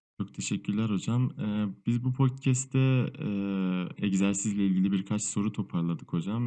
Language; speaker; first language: Turkish; non-native, fluent; Arabic